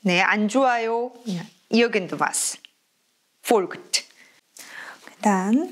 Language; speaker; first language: German; non-native, fluent; Korean